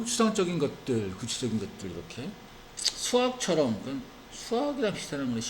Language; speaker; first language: Korean; native; Korean